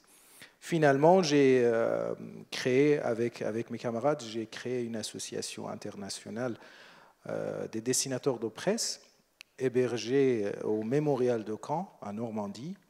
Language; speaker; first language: French; non-native, fluent; Persian